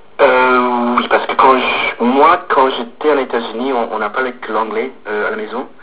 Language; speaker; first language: French; non-native, fluent; English